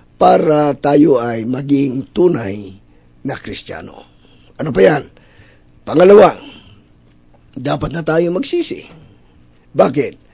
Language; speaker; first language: Filipino; non-native, local second language; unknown